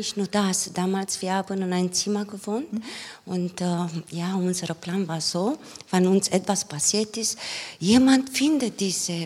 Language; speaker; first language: German; non-native, learner; Romanian